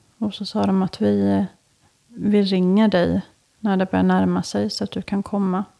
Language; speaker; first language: Swedish; native; Swedish